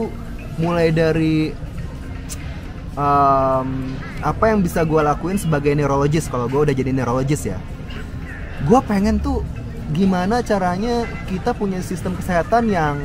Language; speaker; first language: Indonesian; native; Indonesian